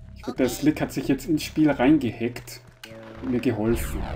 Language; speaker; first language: German; native; German